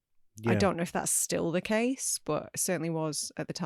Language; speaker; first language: English; native; English